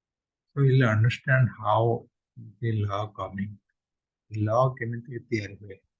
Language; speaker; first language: English; non-native, local second language; Odia